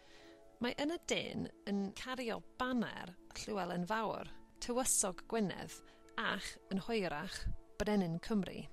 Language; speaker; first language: Welsh; non-native, learner; English